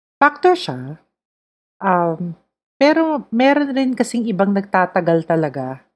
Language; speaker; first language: Filipino; native; Filipino